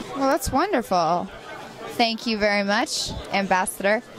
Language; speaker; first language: English; native; English